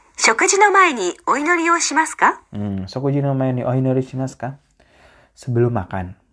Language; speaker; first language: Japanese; non-native, learner; Indonesian